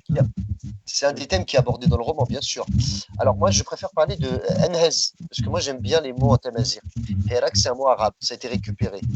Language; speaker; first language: French; early bilingual, other home language; Riffian